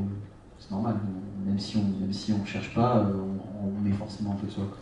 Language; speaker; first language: French; native; French